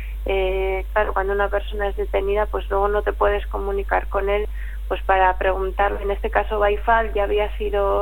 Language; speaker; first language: Spanish; native; Spanish